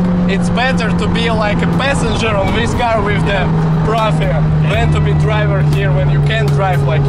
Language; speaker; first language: English; non-native, learner; Russian